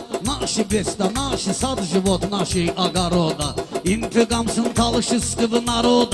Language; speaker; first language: Russian; non-native, learner; Talysh